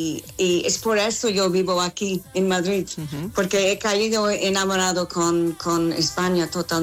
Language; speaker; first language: Spanish; non-native, learner; English